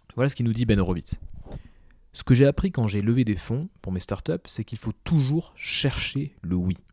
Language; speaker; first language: French; native; French